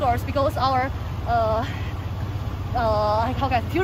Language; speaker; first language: English; non-native, fluent; Chinese